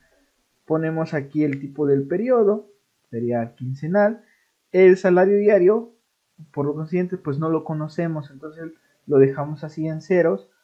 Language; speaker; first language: Spanish; native; Spanish